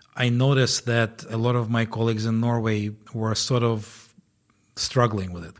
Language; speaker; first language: English; non-native, fluent; Ukrainian